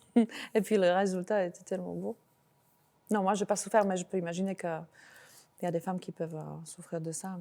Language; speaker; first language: French; non-native, fluent; Slovak